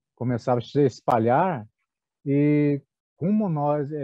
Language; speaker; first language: Portuguese; non-native, local second language; Guarani